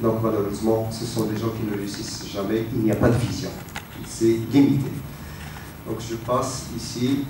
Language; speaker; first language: French; non-native, local second language; Arabic